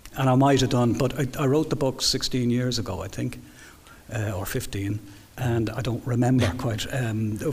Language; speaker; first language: English; native; English